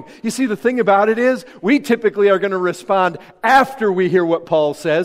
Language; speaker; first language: English; native; English